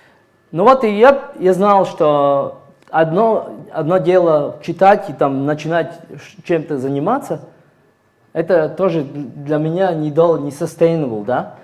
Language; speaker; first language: Russian; non-native, fluent; Latvian